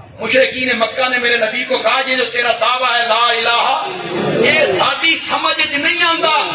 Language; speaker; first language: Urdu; non-native, local second language; Punjabi